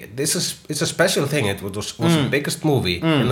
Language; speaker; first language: English; non-native, fluent; Icelandic